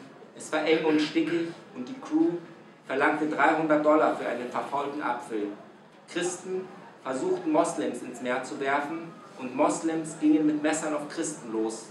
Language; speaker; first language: German; non-native, fluent; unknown